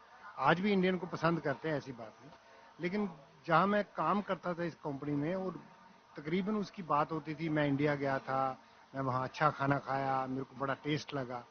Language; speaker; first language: Hindi; native; Hindi